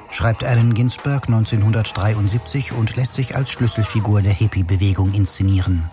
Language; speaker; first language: German; native; German